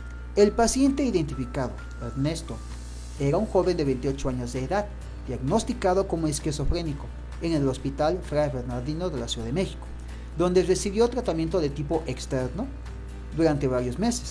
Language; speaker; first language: Spanish; native; Spanish